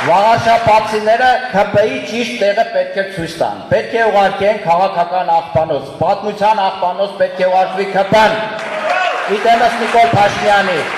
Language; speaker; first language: Armenian; native; Armenian